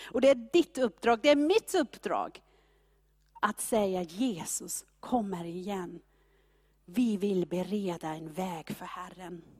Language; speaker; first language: Swedish; non-native, fluent; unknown